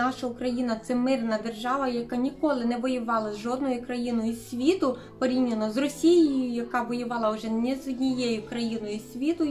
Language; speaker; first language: Ukrainian; native; Ukrainian